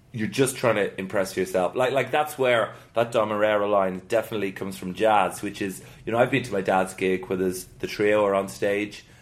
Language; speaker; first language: English; native; English